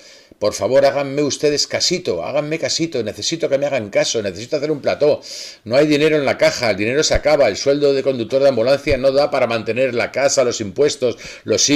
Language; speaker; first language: Spanish; native; Spanish